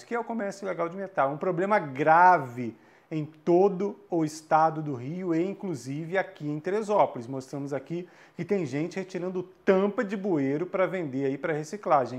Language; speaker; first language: Portuguese; native; Portuguese